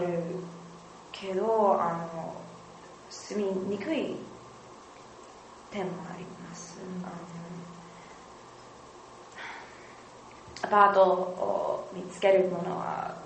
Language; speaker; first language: Japanese; non-native, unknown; English